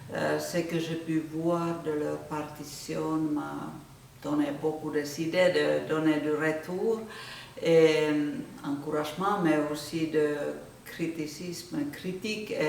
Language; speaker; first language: French; non-native, fluent; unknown